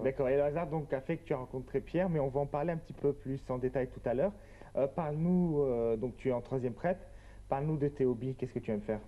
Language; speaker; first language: French; native; French